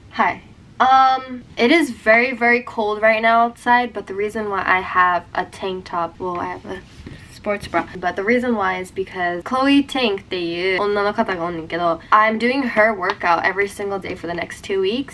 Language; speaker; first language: English; early bilingual, heritage; English